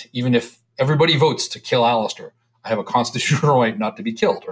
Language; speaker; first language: English; native; English